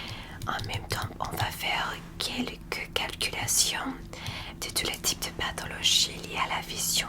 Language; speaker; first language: French; non-native, learner; English